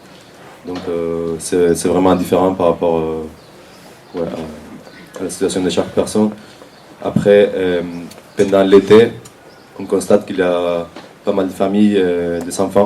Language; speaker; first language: French; non-native, fluent; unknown